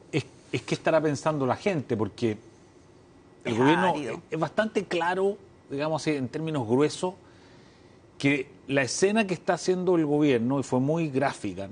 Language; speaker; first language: Spanish; native; Spanish